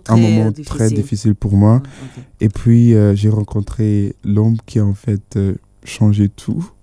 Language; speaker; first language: French; non-native, fluent; Yoruba